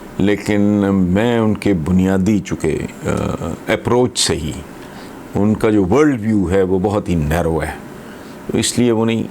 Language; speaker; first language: Urdu; non-native, local second language; Punjabi